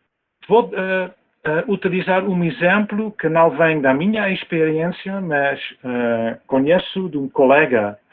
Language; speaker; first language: Portuguese; non-native, fluent; Dutch